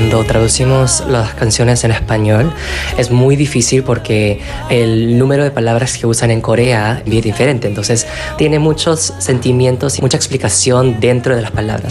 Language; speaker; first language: Spanish; non-native, fluent; Korean